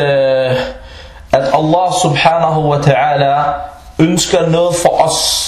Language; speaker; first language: Danish; early bilingual, other home language; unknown